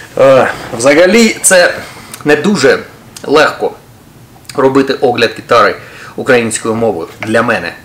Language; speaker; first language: Ukrainian; non-native, local second language; Russian